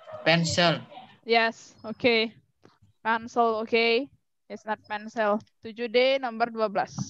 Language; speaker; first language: English; non-native, learner; Indonesian